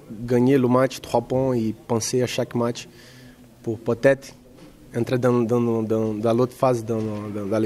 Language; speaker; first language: French; non-native, fluent; Czech